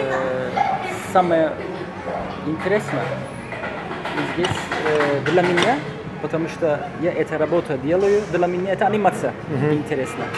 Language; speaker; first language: Russian; non-native, local second language; Turkish